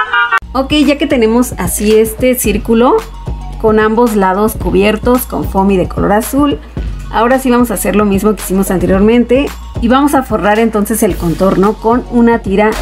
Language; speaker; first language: Spanish; native; Spanish